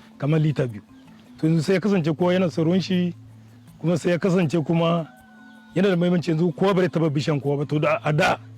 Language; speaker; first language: Hausa; non-native, local second language; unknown